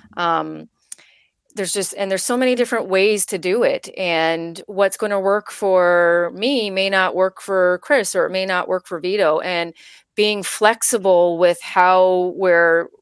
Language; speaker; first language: English; native; English